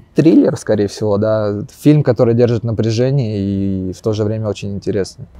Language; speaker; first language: Russian; native; Russian